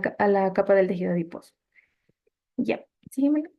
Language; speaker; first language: Spanish; native; Spanish